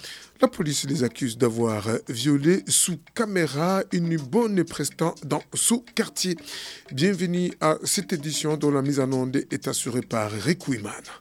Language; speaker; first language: French; non-native, local second language; Rundi